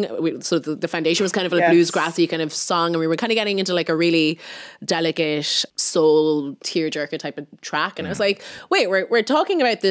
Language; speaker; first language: English; native; English